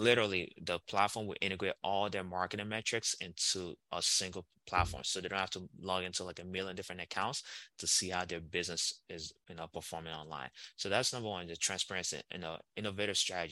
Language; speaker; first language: English; non-native, local second language; Igbo